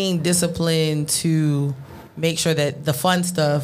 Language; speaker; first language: English; native; English